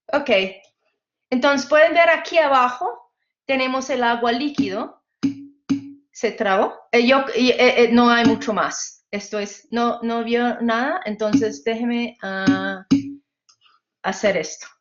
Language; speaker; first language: Spanish; non-native, fluent; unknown